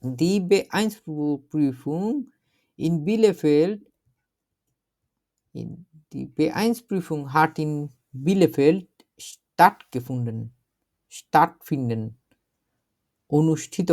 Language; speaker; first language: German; non-native, learner; Bangla